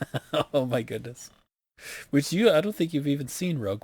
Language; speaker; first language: English; native; English